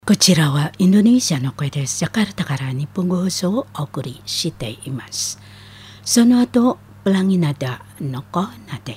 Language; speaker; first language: Japanese; non-native, learner; Indonesian